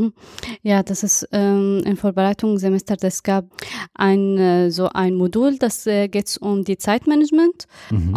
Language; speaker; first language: German; non-native, fluent; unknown